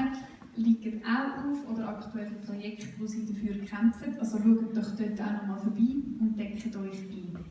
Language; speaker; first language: German; native; German